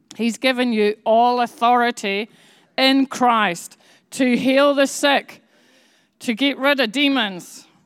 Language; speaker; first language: English; native; English